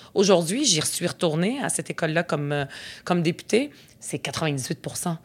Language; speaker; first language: French; early bilingual, other home language; Arabic